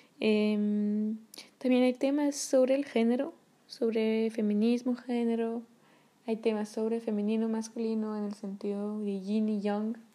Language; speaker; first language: Spanish; non-native, fluent; French